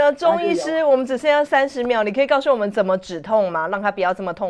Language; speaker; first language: Chinese; native; Chinese